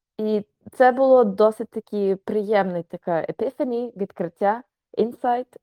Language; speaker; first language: Ukrainian; native; Ukrainian